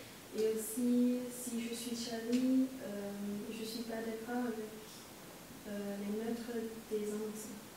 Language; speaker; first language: French; non-native, fluent; English